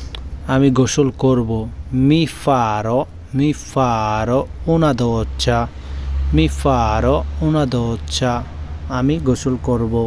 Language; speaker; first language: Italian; non-native, learner; Bangla